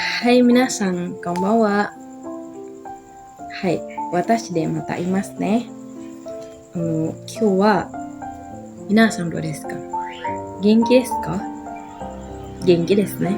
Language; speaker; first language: Japanese; non-native, learner; Indonesian